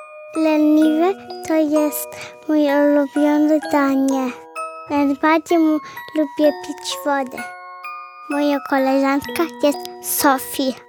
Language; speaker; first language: Polish; early bilingual, heritage; German